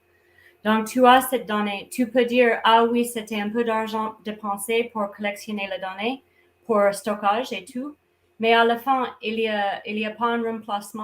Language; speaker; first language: French; non-native, fluent; English